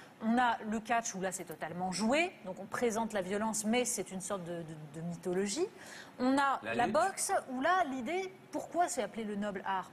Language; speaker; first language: French; native; French